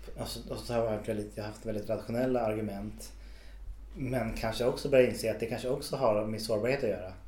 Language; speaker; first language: Swedish; native; Swedish